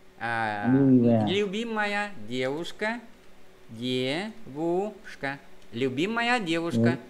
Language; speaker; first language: Russian; non-native, fluent; Vietnamese